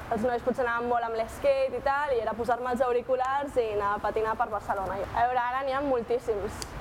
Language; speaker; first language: Catalan; native; Catalan